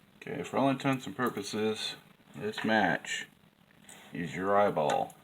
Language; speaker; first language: English; native; English